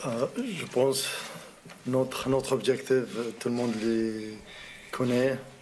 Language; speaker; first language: French; non-native, learner; Arabic